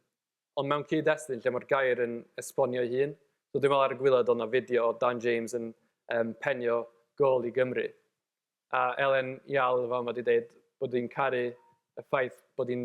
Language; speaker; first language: Welsh; native; Welsh